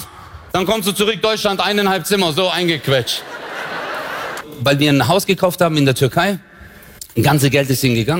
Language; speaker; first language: German; early bilingual, other home language; Turkish